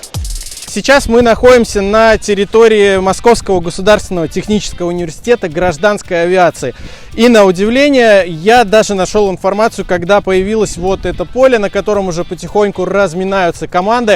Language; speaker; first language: Russian; native; Russian